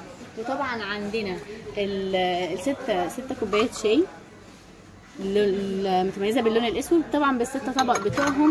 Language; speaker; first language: Arabic; native; Arabic